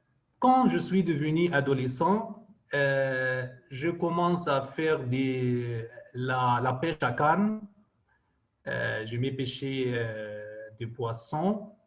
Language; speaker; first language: French; non-native, fluent; Arabic